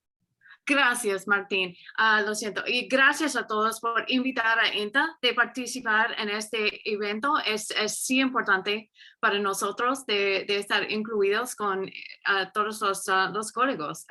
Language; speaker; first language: Spanish; non-native, fluent; English